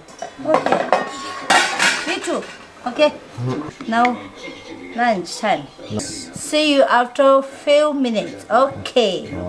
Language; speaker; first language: English; non-native, learner; Tibetan